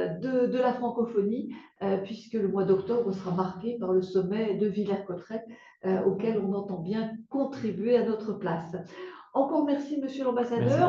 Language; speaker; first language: French; native; French